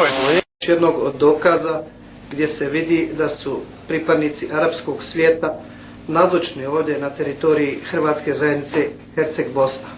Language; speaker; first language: Bosnian; native; Bosnian